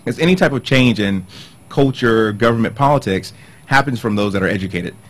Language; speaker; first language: English; native; English